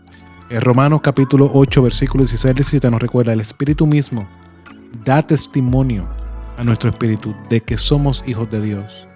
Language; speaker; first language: Spanish; native; Spanish